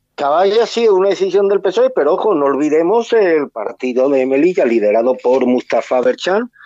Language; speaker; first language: Spanish; native; Spanish